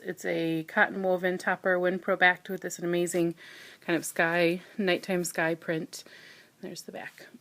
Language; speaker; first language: English; native; English